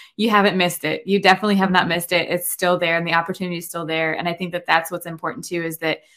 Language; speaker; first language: English; native; English